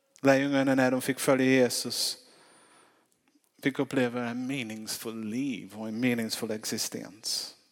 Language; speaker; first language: Swedish; non-native, fluent; English